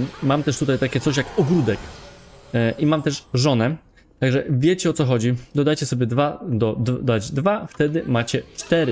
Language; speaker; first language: Polish; native; Polish